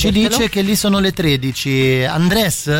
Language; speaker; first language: Italian; native; Italian